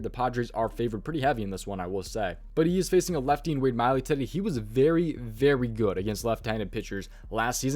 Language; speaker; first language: English; native; English